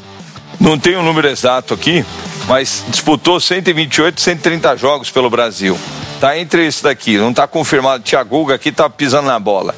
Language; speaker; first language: Portuguese; native; Portuguese